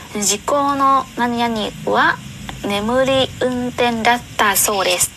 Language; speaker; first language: Japanese; non-native, fluent; Vietnamese